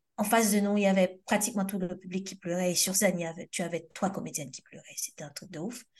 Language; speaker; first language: French; non-native, local second language; Haitian Creole